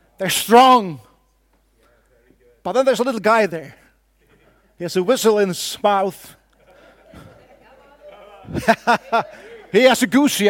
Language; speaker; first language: English; non-native, fluent; Faroese